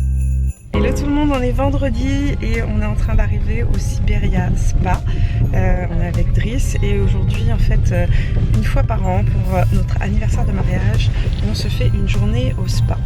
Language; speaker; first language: French; native; French